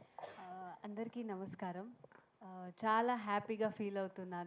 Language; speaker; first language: Telugu; non-native, learner; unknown